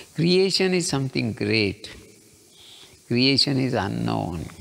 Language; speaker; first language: English; non-native, local second language; Kannada